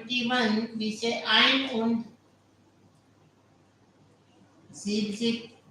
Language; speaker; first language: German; non-native, learner; Hindi